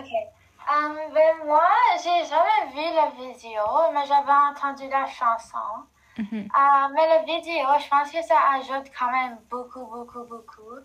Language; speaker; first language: French; non-native, local second language; English